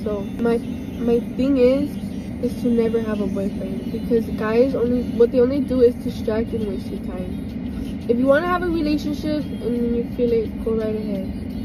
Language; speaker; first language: English; early bilingual, other home language; Spanish